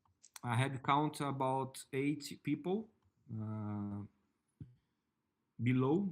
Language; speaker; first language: English; non-native, learner; Portuguese